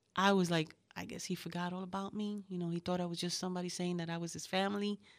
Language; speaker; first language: English; early bilingual, other home language; Spanish